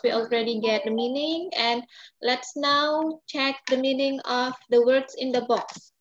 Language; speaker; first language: English; non-native, fluent; Balinese